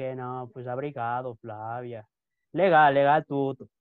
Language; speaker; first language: Portuguese; non-native, learner; Spanish